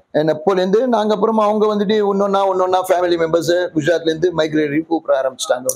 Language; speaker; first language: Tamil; non-native, local second language; Gujarati